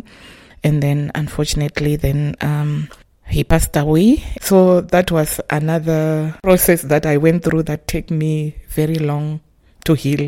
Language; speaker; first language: English; non-native, local second language; Shona